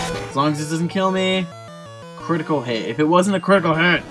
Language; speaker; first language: English; native; English